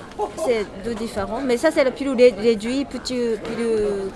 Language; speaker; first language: French; non-native, learner; Japanese